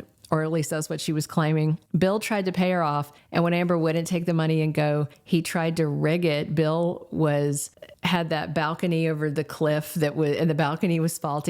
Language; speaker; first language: English; native; English